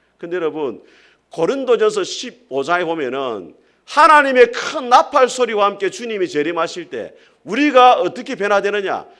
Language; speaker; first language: Korean; native; Korean